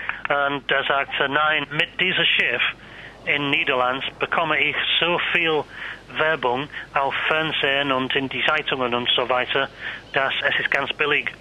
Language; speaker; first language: German; non-native, learner; English